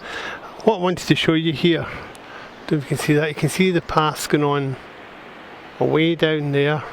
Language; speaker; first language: English; native; English